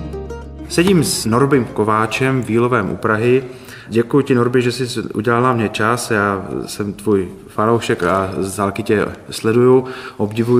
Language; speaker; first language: Czech; native; Czech